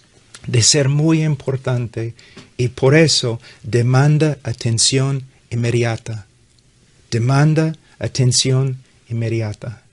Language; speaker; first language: Spanish; non-native, fluent; English